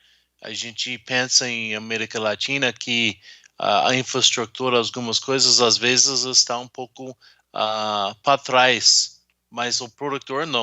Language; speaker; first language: Portuguese; non-native, fluent; English